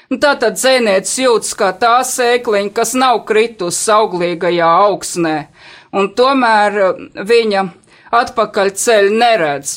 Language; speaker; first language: Latvian; native; Latvian